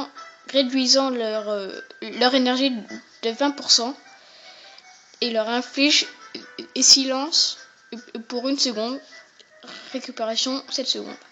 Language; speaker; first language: French; native; French